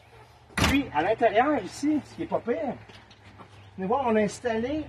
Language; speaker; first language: French; native; French